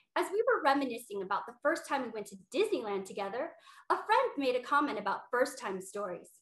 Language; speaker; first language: English; native; English